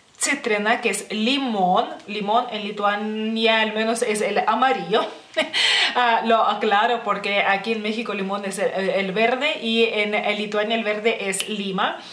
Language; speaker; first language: Spanish; non-native, fluent; Lithuanian